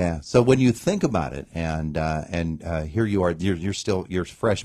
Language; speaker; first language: English; native; English